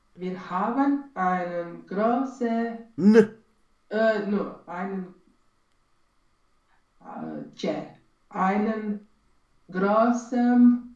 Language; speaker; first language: German; non-native, learner; Romanian